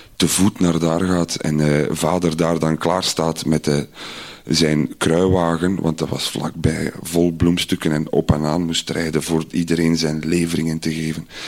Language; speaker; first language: Dutch; native; Dutch